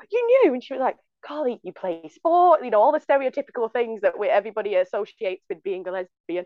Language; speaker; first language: English; native; English